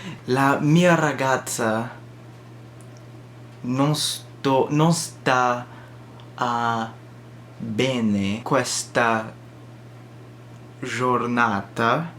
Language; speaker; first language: Italian; non-native, learner; English